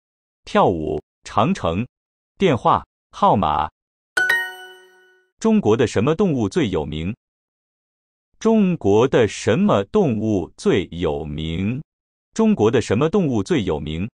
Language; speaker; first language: Chinese; non-native, learner; Japanese